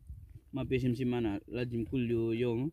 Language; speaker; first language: Arabic; non-native, learner; Indonesian